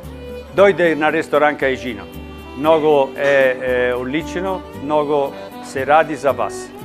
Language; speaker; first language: Macedonian; non-native, learner; Italian